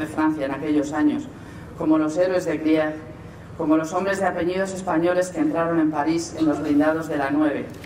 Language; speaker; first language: Spanish; native; Spanish